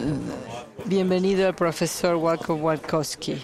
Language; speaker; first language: Spanish; non-native, fluent; English